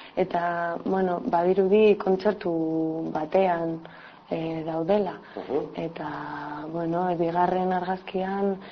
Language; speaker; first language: Basque; non-native, local second language; Spanish